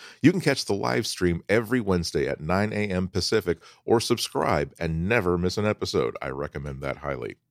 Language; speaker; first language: English; native; English